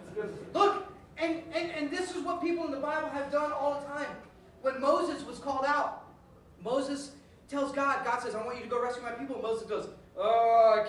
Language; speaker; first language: English; native; English